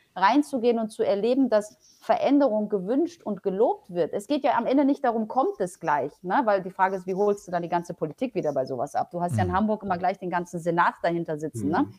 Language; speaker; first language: German; early bilingual, other home language; Polish